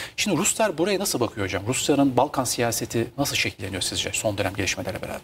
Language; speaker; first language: Turkish; native; Turkish